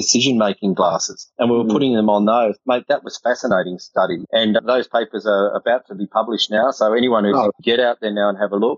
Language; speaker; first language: English; native; English